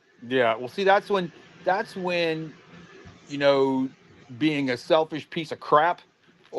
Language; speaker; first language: English; native; English